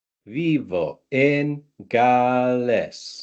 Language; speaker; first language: Spanish; non-native, learner; Welsh